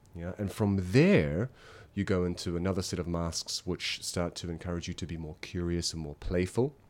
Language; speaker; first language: English; native; English